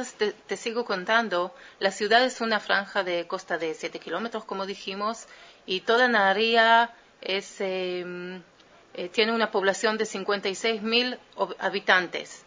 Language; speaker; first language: Spanish; early bilingual, heritage; Spanish